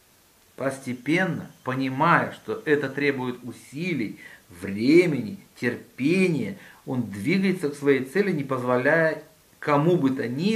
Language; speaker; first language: Russian; native; Russian